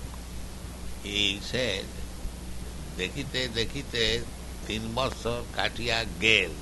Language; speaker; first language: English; non-native, local second language; Bangla